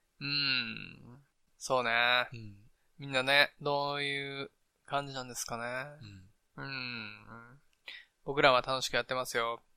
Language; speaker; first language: Japanese; native; Japanese